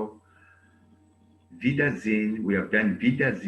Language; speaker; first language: German; non-native, learner; Bemba